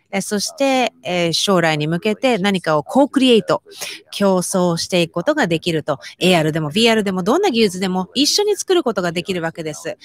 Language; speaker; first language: Japanese; native; Japanese